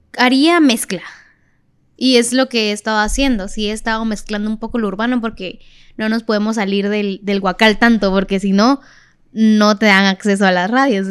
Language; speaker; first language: Spanish; native; Spanish